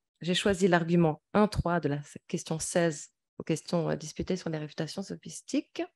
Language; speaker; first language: French; native; French